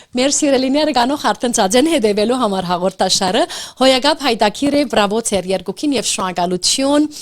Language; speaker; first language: Armenian; early bilingual, heritage; Armenian